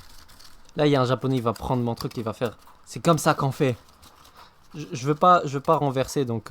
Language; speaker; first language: French; native; French